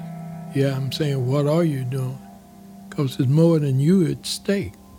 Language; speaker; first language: English; native; English